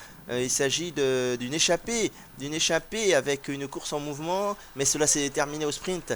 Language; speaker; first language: French; native; French